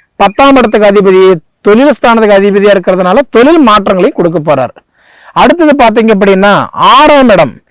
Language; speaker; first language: Tamil; native; Tamil